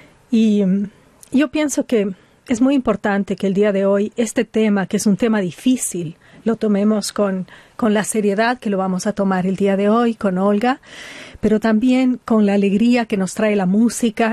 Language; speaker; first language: Spanish; native; Spanish